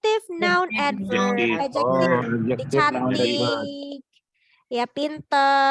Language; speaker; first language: English; non-native, fluent; Indonesian